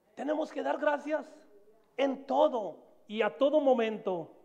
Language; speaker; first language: Spanish; native; Spanish